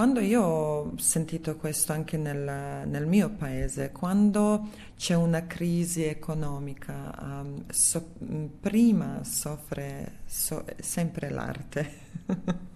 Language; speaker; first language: Italian; non-native, fluent; Serbian